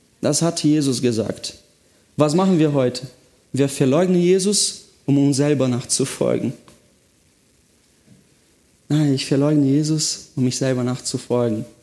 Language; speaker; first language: German; non-native, fluent; Portuguese